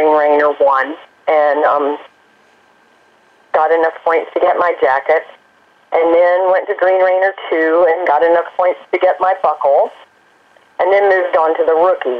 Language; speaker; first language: English; native; English